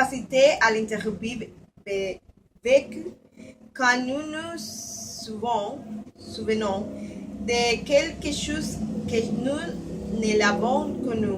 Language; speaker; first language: French; non-native, learner; Spanish